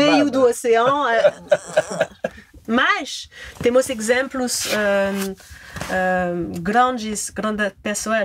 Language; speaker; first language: Portuguese; non-native, fluent; French